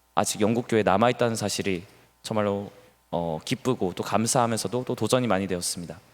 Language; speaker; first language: Korean; native; Korean